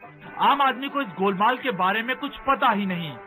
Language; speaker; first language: Hindi; native; Hindi